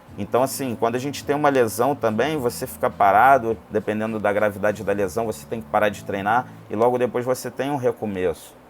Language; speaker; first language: Portuguese; native; Portuguese